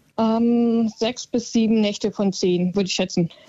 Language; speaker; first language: German; native; German